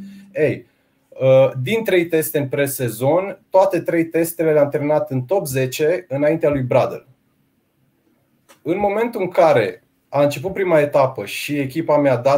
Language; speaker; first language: Romanian; native; Romanian